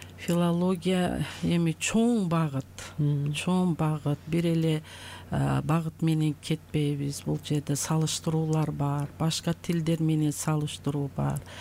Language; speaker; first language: Kyrgyz; non-native, local second language; Uzbek